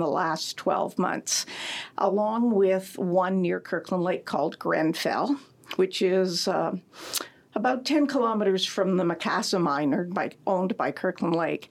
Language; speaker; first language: English; native; English